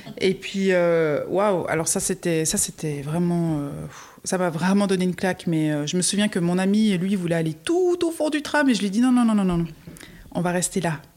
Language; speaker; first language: French; native; French